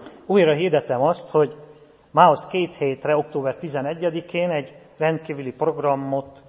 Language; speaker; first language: Hungarian; native; Hungarian